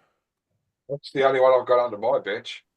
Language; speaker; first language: English; native; English